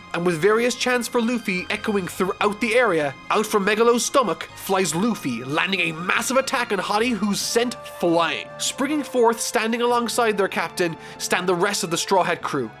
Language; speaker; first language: English; native; English